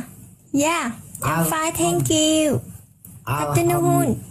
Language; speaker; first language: English; non-native, learner; Vietnamese